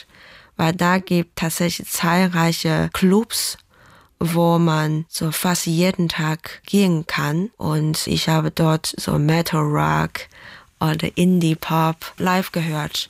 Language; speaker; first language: German; non-native, learner; Chinese